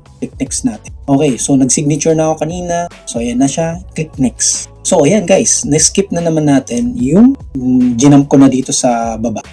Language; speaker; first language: Filipino; non-native, local second language; Cebuano